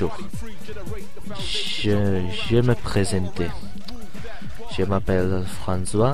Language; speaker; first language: French; non-native, learner; Spanish